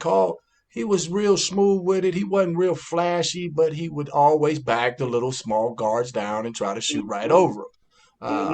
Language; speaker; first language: English; native; English